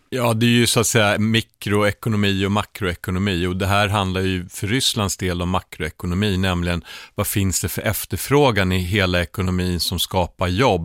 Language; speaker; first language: Swedish; native; Swedish